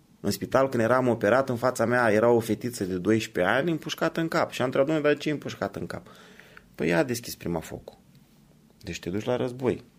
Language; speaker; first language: Romanian; native; Romanian